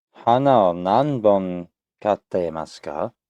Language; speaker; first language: Japanese; non-native, learner; English